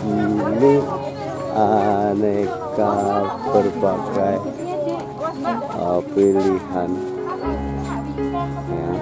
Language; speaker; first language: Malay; non-native, local second language; Javanese